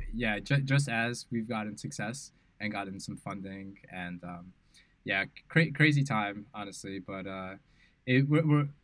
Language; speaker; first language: English; native; English